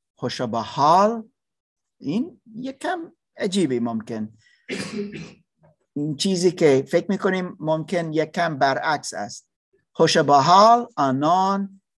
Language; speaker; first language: Persian; non-native, learner; English